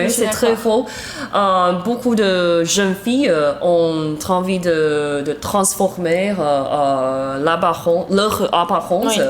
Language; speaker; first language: French; non-native, learner; Chinese